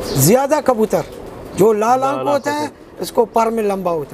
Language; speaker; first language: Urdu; non-native, learner; Arabic